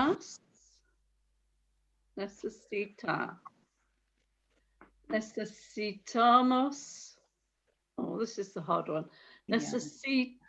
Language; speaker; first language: Spanish; non-native, learner; English